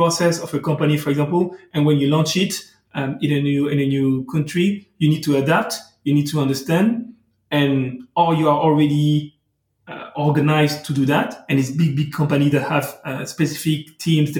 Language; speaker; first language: English; non-native, fluent; French